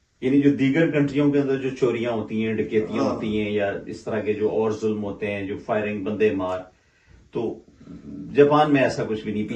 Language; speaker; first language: Hindi; native; Hindi